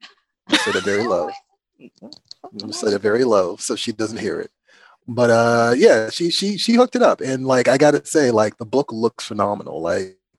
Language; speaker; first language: English; native; English